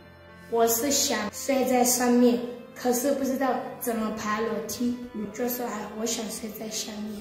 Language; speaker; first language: Chinese; non-native, learner; Southern Sotho